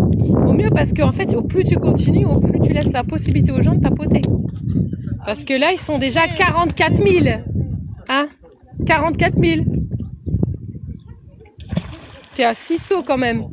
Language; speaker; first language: French; native; French